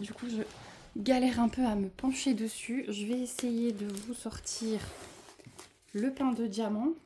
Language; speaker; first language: French; native; French